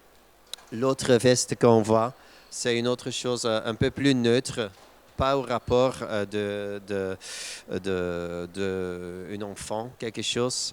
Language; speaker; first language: French; non-native, local second language; Dutch